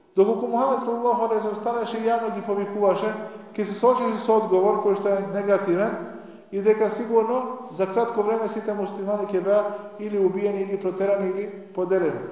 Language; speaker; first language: Macedonian; non-native, local second language; Albanian